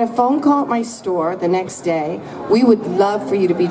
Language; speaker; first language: English; native; English